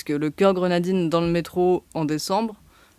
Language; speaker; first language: French; native; French